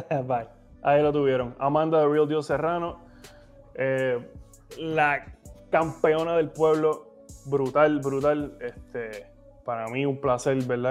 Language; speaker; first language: Spanish; native; Spanish